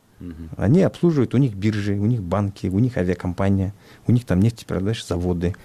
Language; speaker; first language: Russian; non-native, local second language; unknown